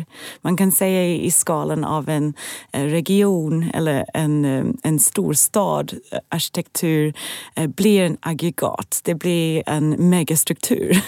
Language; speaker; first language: Swedish; non-native, fluent; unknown